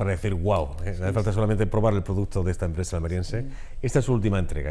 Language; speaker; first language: Spanish; native; Spanish